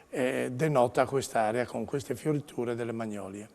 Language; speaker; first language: Italian; native; Italian